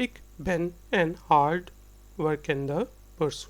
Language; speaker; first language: Dutch; non-native, fluent; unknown